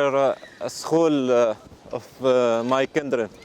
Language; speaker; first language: Dutch; non-native, learner; Arabic